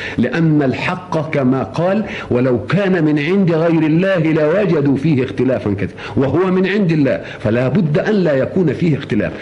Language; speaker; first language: Arabic; native; Arabic